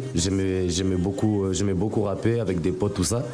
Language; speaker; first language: French; native; French